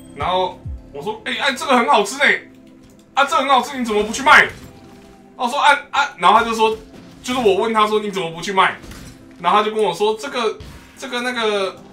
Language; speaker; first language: Chinese; native; Chinese